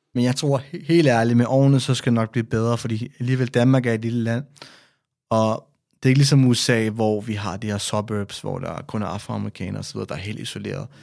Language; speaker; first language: Danish; early bilingual, other home language; Persian